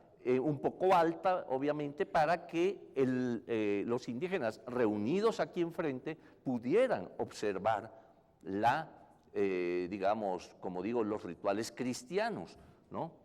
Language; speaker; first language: Spanish; native; Spanish